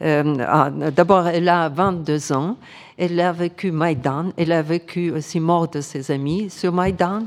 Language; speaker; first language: French; non-native, fluent; Ukrainian